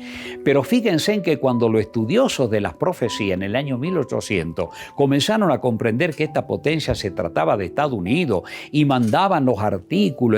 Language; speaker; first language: Spanish; native; Spanish